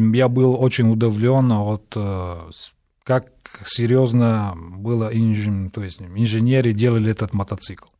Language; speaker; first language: Russian; non-native, fluent; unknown